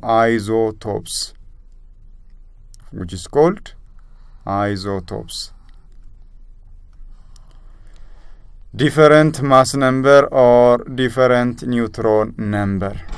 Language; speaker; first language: English; non-native, local second language; Amharic